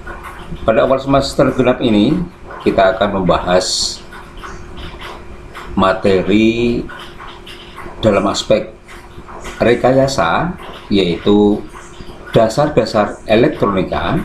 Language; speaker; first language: Indonesian; native; Indonesian